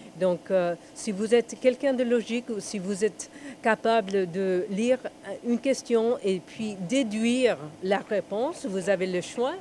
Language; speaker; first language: French; non-native, fluent; Spanish